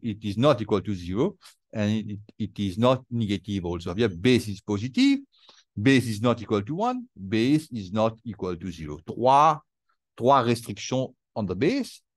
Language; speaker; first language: English; non-native, local second language; Morisyen